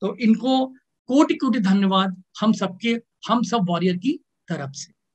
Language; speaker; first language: Hindi; native; Hindi